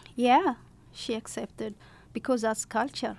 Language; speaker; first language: English; non-native, learner; Amharic